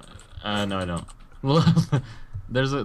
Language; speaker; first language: English; native; English